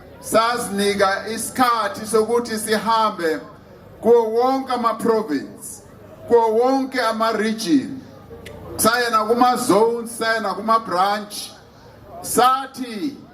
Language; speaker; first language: Zulu; non-native, local second language; Venda